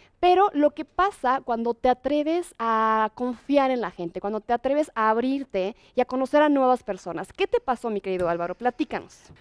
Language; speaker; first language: Spanish; native; Spanish